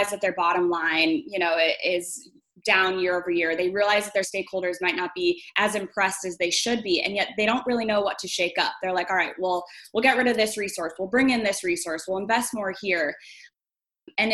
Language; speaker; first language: English; native; English